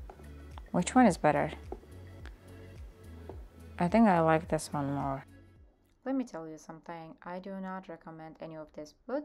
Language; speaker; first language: English; non-native, fluent; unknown